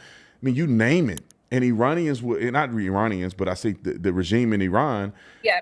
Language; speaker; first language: English; native; English